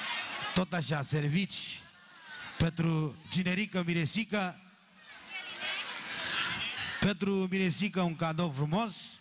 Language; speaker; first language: Romanian; non-native, local second language; Turkish